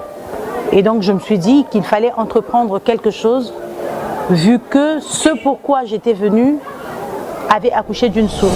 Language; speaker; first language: French; non-native, local second language; Lingala